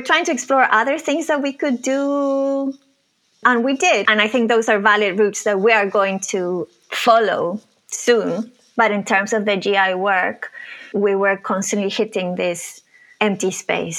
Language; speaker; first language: English; non-native, fluent; Spanish